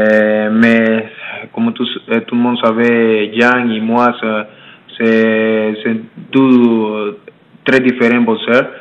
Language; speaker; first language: French; non-native, learner; Spanish